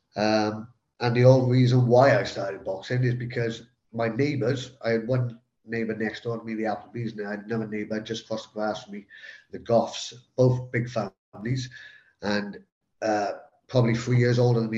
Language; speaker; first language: English; native; English